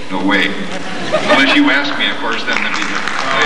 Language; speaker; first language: English; native; English